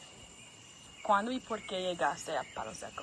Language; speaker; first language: Spanish; non-native, learner; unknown